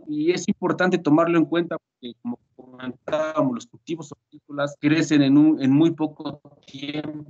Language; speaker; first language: Spanish; native; Spanish